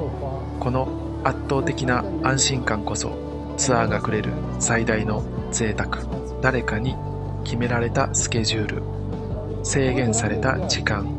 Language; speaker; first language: Japanese; native; Japanese